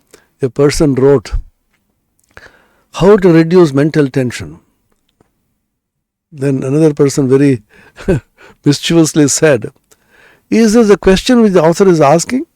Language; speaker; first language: English; non-native, local second language; Bangla